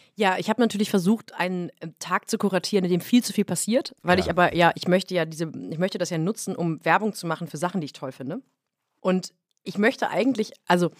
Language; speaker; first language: German; native; German